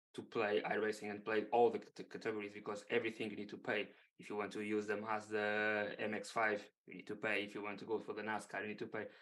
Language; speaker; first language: English; non-native, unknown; Portuguese